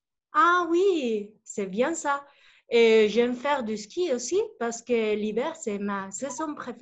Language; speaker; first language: French; non-native, learner; Spanish